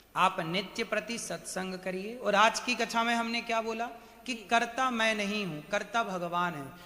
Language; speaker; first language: Hindi; native; Hindi